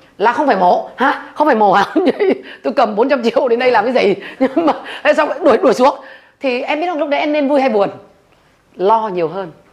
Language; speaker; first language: Vietnamese; native; Vietnamese